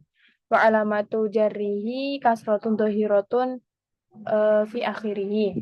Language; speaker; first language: Arabic; non-native, learner; Indonesian